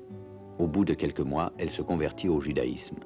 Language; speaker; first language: French; native; French